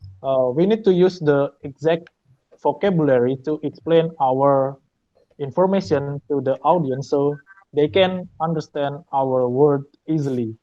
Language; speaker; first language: English; non-native, learner; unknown